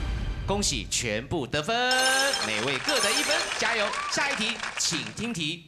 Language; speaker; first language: Chinese; native; Chinese